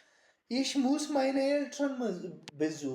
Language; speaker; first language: German; non-native, learner; Urdu